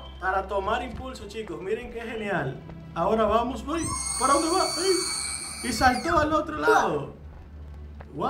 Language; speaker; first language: Spanish; native; Spanish